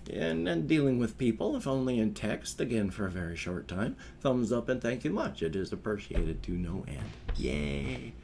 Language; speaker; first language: English; native; English